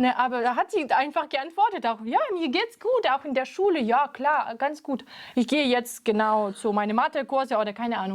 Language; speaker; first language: German; non-native, fluent; French